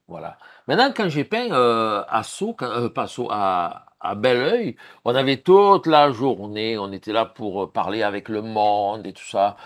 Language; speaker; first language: French; native; French